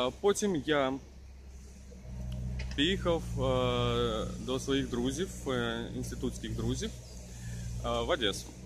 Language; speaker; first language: Ukrainian; non-native, local second language; Russian